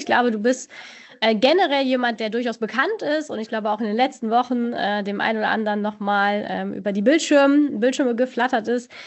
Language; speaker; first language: German; native; German